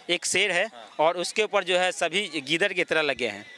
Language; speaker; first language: Hindi; native; Hindi